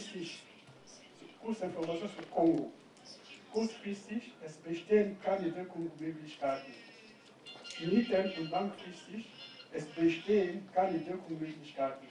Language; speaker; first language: German; non-native, fluent; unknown